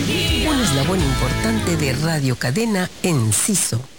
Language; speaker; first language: Spanish; native; Spanish